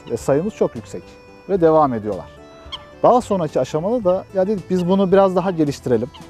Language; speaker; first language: Turkish; native; Turkish